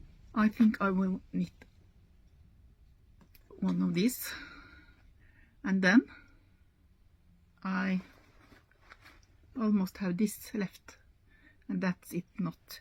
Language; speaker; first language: English; non-native, learner; Norwegian